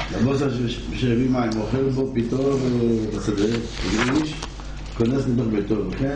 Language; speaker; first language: Hebrew; native; Hebrew